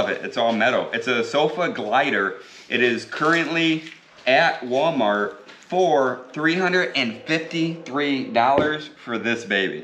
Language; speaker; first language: English; native; English